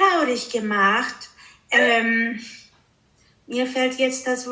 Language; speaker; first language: German; non-native, fluent; Greek